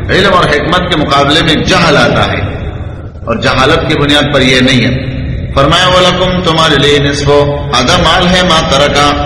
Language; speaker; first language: Urdu; non-native, local second language; Pashto